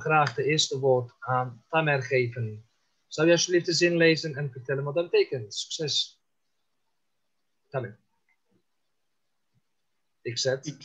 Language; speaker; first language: Dutch; non-native, fluent; Turkish